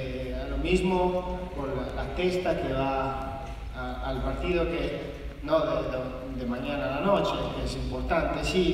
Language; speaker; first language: Spanish; non-native, learner; Italian